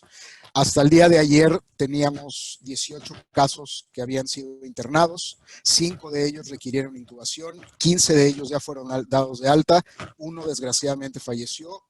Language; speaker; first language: Spanish; native; Spanish